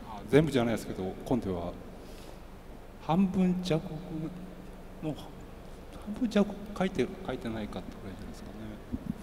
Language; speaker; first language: Japanese; native; Japanese